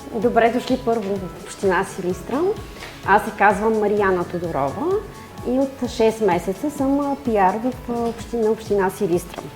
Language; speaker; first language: Bulgarian; native; Bulgarian